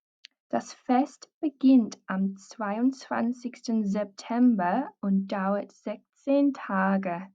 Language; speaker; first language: German; non-native, fluent; English